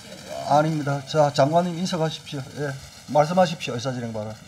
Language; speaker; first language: Korean; native; Korean